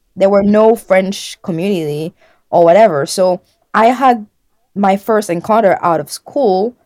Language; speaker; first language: English; non-native, fluent; French